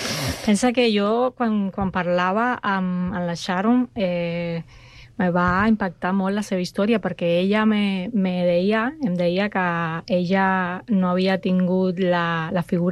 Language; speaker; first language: Catalan; non-native, fluent; Spanish